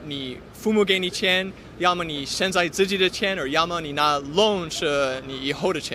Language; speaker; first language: Chinese; non-native, fluent; English